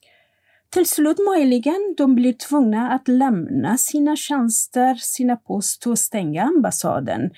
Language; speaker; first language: Swedish; non-native, fluent; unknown